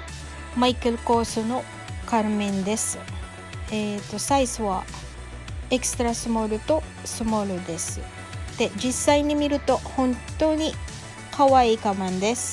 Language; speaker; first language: Japanese; non-native, learner; Filipino